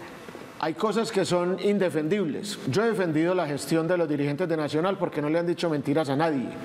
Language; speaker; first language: Spanish; native; Spanish